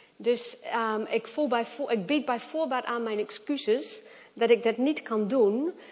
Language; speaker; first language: Dutch; non-native, fluent; English